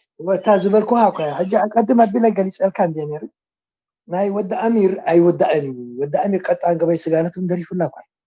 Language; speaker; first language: Tigrinya; non-native, local second language; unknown